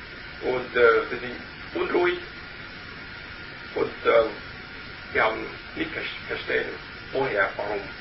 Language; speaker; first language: German; non-native, learner; Vietnamese